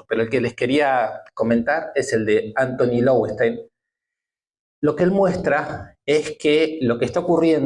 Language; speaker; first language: Spanish; native; Spanish